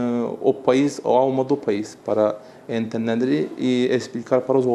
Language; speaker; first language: Portuguese; non-native, fluent; Turkish